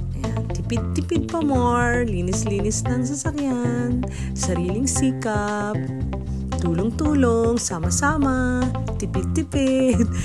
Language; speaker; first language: Filipino; native; Filipino